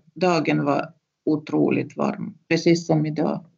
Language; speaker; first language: Swedish; non-native, fluent; Russian